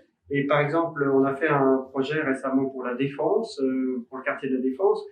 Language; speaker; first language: French; native; French